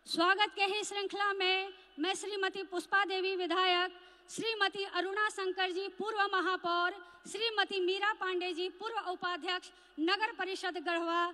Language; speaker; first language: Hindi; native; Hindi